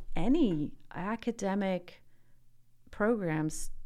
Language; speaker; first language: English; early bilingual, other home language; Italian